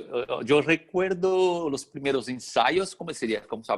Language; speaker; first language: Spanish; non-native, fluent; Portuguese